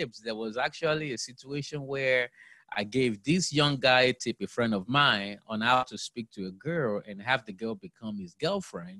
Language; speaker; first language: English; non-native, local second language; Yoruba